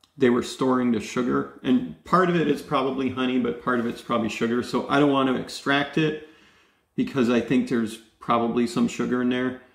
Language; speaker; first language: English; native; English